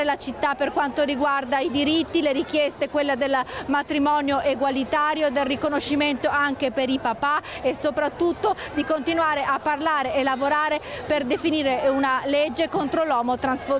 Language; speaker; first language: Italian; native; Italian